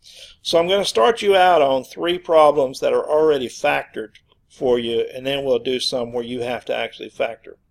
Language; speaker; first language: English; native; English